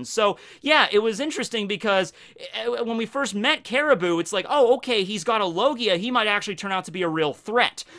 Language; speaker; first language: English; native; English